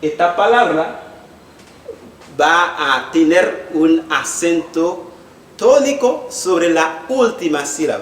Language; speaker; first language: Spanish; non-native, fluent; Haitian Creole